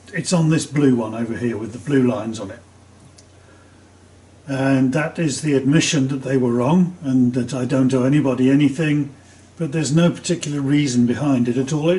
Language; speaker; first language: English; native; English